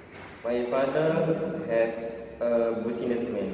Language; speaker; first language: English; non-native, learner; Indonesian